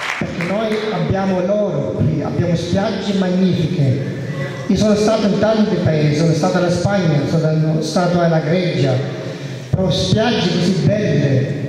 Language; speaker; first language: Italian; early bilingual, heritage; German